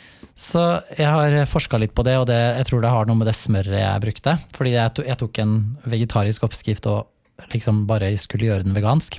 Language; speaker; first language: Norwegian; native; Norwegian